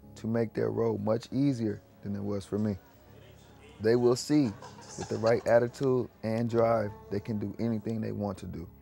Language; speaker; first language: English; native; English